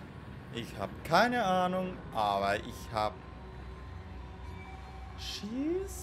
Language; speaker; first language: German; native; German